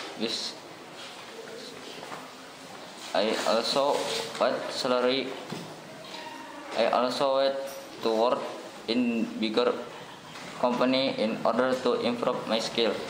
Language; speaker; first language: English; non-native, learner; Indonesian